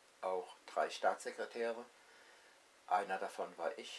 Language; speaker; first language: German; native; German